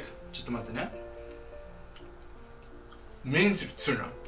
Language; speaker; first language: English; non-native, fluent; Japanese